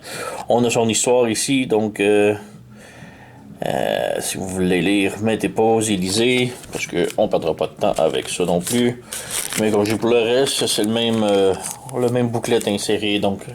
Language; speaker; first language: French; native; French